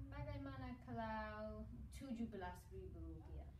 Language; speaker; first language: Indonesian; non-native, learner; English